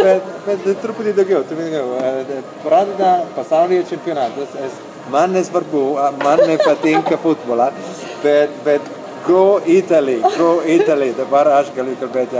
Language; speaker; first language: Lithuanian; non-native, learner; Italian